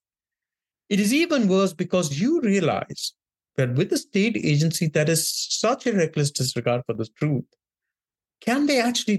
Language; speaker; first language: English; non-native, local second language; Tamil